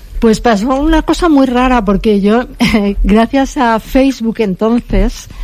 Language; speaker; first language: Spanish; native; Spanish